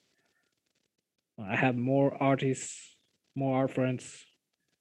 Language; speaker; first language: English; non-native, fluent; Spanish